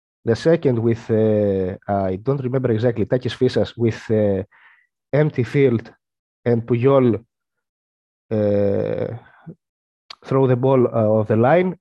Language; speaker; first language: English; non-native, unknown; Greek